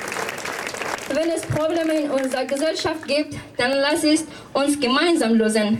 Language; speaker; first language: German; non-native, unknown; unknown